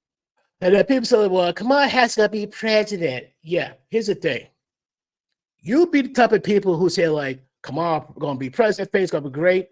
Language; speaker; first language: English; native; English